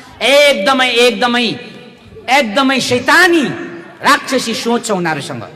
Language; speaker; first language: Nepali; non-native, local second language; Limbu